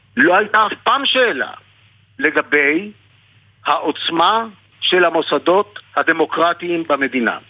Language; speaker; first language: Hebrew; native; Hebrew